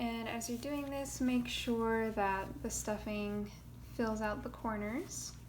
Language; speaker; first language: English; native; English